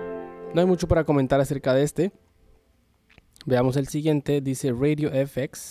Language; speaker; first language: Spanish; native; Spanish